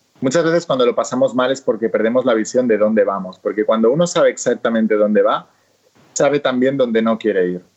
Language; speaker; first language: Spanish; native; Spanish